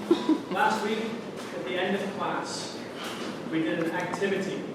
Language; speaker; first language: English; native; English